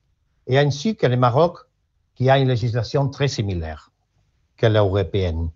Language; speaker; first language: French; non-native, learner; Spanish